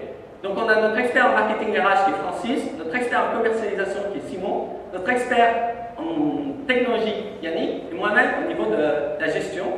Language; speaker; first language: French; native; French